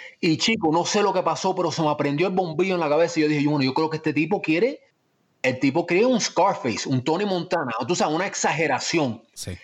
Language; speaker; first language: Spanish; early bilingual, heritage; Spanish